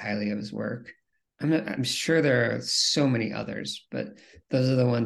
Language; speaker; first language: English; native; English